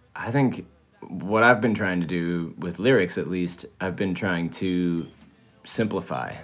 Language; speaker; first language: English; early bilingual, other home language; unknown